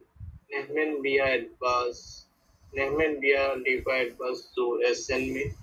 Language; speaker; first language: German; non-native, learner; Bangla